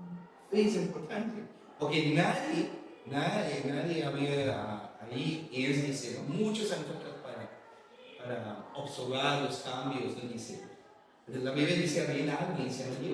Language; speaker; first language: Spanish; non-native, learner; English